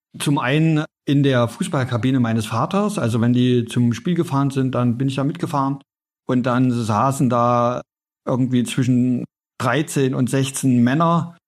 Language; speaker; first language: German; native; German